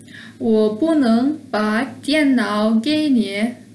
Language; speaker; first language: Chinese; non-native, fluent; Kyrgyz